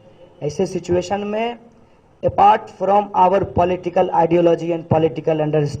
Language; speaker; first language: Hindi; native; Hindi